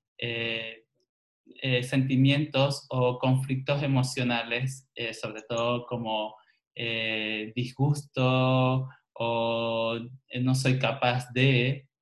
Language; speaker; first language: Spanish; native; Spanish